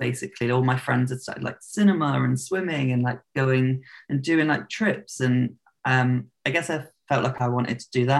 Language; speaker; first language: English; native; English